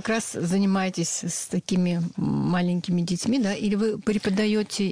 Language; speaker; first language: Russian; native; Russian